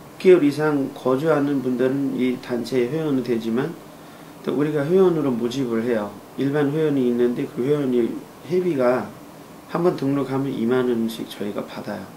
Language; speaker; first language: Korean; non-native, fluent; Nepali